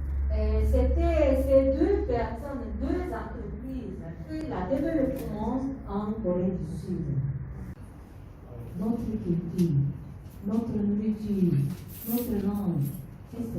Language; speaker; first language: French; non-native, learner; Korean